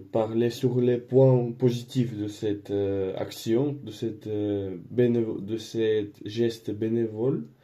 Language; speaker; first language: French; non-native, learner; Spanish